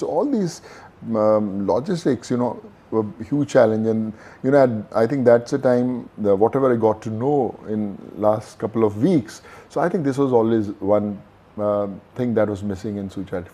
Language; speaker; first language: English; non-native, local second language; Punjabi